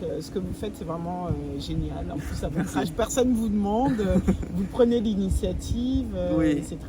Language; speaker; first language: French; native; French